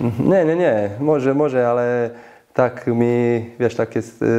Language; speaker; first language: Polish; non-native, learner; Slovenian